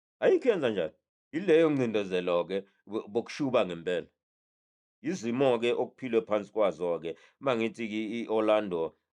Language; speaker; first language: Zulu; native; Zulu